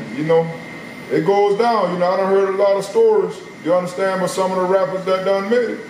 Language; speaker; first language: English; native; English